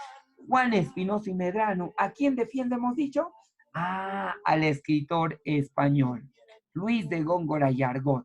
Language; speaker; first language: Spanish; native; Spanish